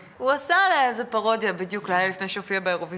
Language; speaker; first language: Hebrew; native; Hebrew